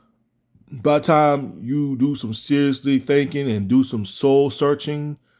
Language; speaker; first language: English; native; English